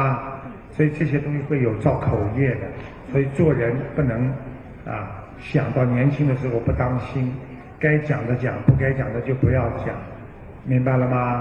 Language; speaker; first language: Chinese; native; Chinese